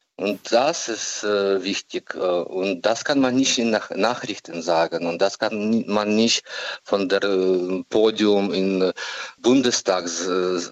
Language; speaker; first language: German; non-native, learner; Ukrainian